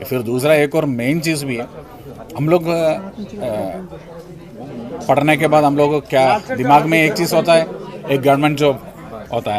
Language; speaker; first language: Hindi; non-native, local second language; Malayalam